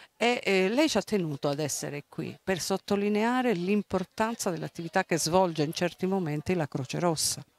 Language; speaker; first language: Italian; native; Italian